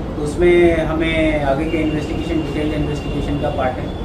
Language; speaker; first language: Hindi; non-native, local second language; Marathi